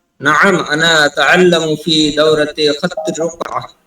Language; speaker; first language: Arabic; non-native, learner; Bangla